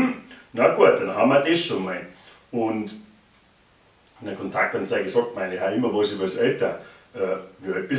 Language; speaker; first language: German; native; German